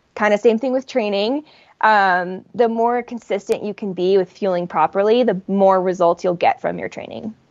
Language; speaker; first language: English; native; English